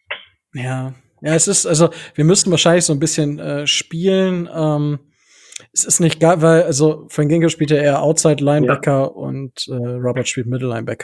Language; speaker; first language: German; native; German